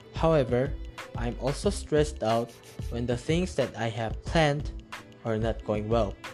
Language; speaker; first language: English; early bilingual, other home language; Korean